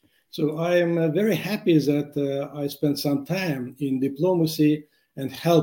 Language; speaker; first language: English; non-native, fluent; Uzbek